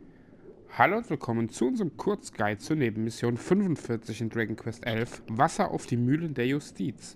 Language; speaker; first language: German; native; German